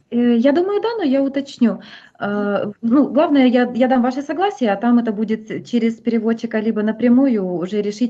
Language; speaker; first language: Russian; native; Russian